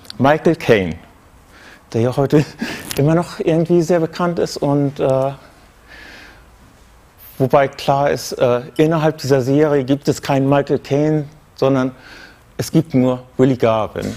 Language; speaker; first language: German; native; German